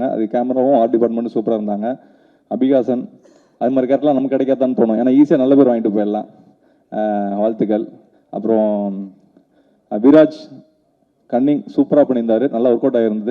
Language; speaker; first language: Tamil; native; Tamil